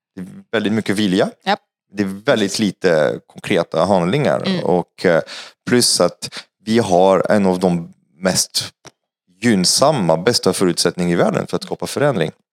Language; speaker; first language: Swedish; non-native, fluent; French